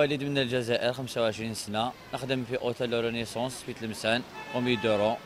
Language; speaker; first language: Arabic; native; Arabic